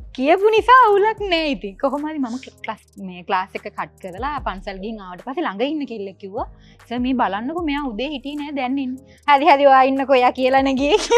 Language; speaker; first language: Sinhala; non-native, local second language; Tamil